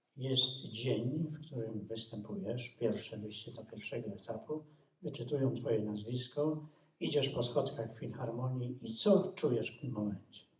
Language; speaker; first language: Polish; native; Polish